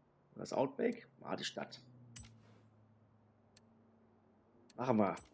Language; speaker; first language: German; native; German